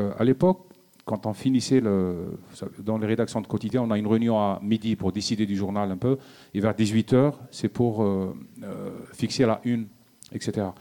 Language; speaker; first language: French; non-native, local second language; Arabic